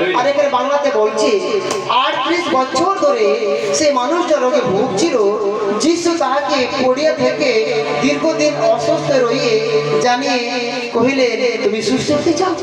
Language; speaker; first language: Bangla; non-native, local second language; Santali